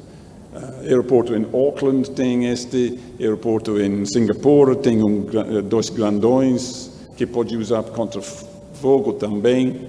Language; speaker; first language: Portuguese; non-native, learner; English